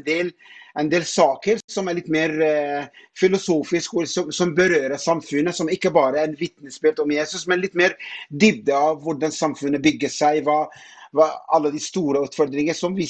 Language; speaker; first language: Norwegian; non-native, fluent; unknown